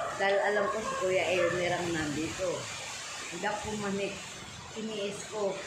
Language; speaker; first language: Filipino; non-native, local second language; Pampanga